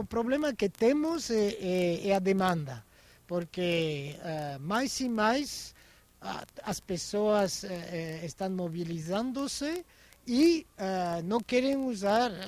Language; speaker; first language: Portuguese; non-native, fluent; French